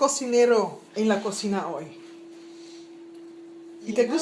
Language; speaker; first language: Spanish; non-native, fluent; Papiamento